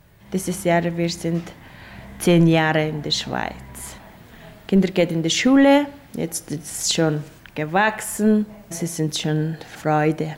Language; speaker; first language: German; non-native, learner; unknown